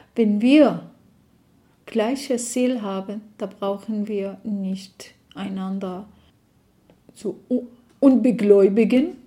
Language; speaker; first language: German; non-native, fluent; Arabic